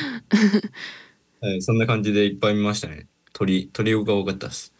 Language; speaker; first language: Japanese; native; Japanese